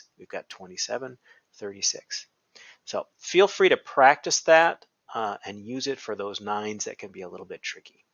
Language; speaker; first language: English; native; English